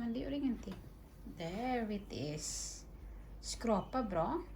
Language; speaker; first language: Swedish; non-native, learner; Filipino